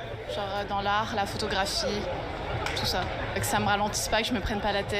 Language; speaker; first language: French; native; French